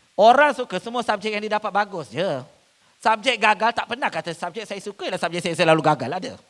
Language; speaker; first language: Malay; non-native, local second language; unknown